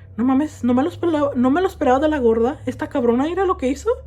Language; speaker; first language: Spanish; early bilingual, heritage; Spanish